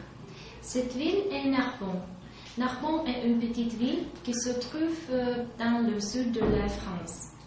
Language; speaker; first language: French; non-native, learner; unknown